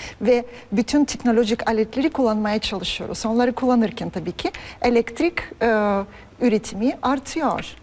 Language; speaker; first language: Turkish; non-native, fluent; Russian